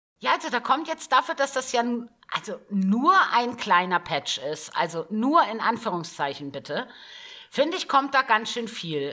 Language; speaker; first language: German; native; German